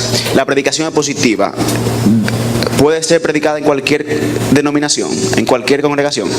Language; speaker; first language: Spanish; native; Spanish